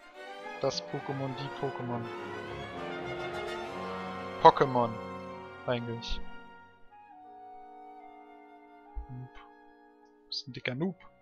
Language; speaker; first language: German; native; German